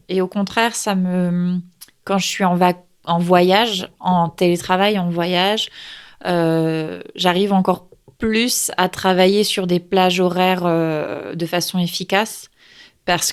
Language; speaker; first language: French; native; French